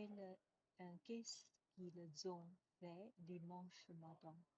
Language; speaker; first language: French; non-native, learner; Chinese